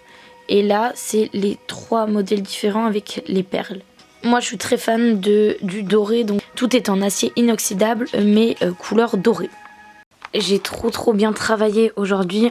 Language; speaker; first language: French; native; French